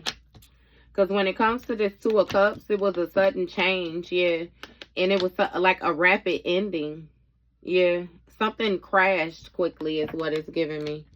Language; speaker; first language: English; native; English